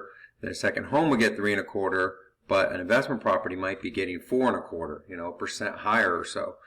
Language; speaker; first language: English; native; English